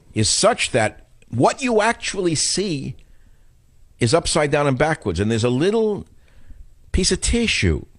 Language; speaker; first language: English; native; English